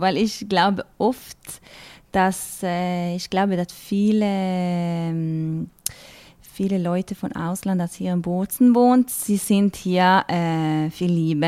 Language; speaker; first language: German; non-native, learner; Norwegian